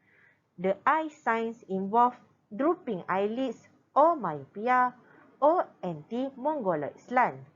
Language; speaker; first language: English; non-native, local second language; Malay